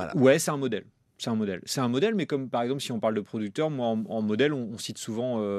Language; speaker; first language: French; native; French